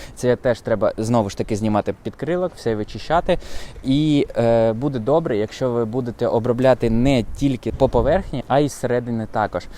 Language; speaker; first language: Ukrainian; non-native, local second language; Russian